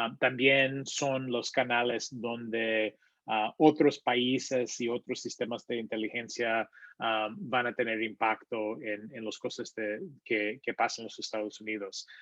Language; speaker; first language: Spanish; early bilingual, heritage; Spanish